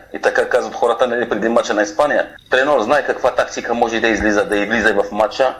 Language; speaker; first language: Bulgarian; non-native, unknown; Arabic